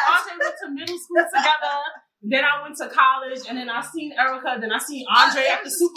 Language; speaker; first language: English; native; English